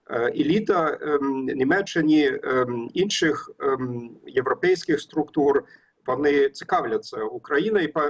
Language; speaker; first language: Ukrainian; non-native, learner; German